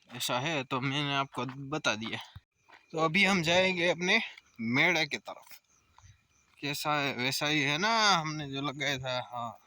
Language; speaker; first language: Hindi; non-native, local second language; Gujarati